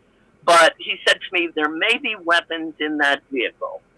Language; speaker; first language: English; native; English